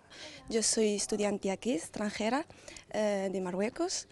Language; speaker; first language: Spanish; non-native, learner; Arabic